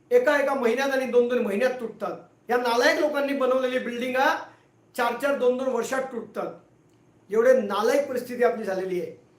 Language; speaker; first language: Marathi; non-native, local second language; Hindi